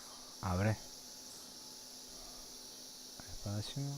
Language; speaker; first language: Spanish; native; Spanish